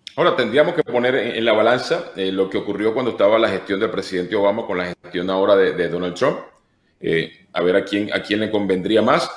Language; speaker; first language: Spanish; native; Spanish